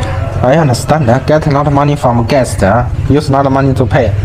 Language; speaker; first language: English; non-native, learner; Chinese